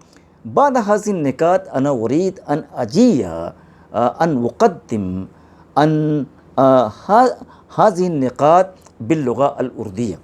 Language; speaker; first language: Arabic; non-native, fluent; Urdu